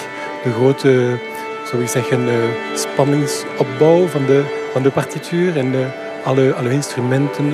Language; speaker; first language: Dutch; non-native, local second language; French